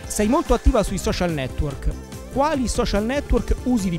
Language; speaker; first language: Italian; native; Italian